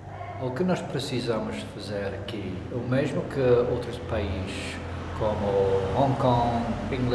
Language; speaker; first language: Portuguese; non-native, learner; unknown